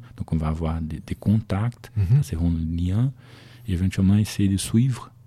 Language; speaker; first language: French; non-native, fluent; Portuguese